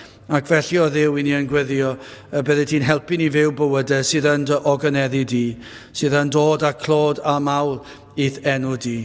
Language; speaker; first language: Welsh; native; Welsh